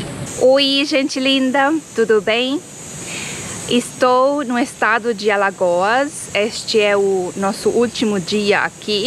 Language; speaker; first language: Portuguese; non-native, fluent; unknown